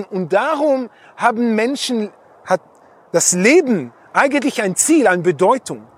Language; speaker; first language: German; non-native, fluent; Hebrew